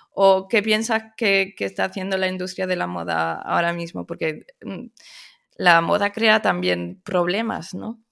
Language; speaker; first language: Spanish; early bilingual, other home language; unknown